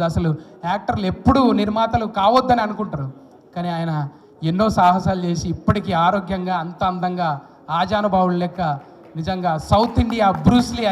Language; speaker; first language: Telugu; native; Telugu